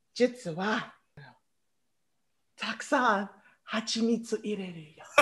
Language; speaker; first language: Japanese; non-native, learner; English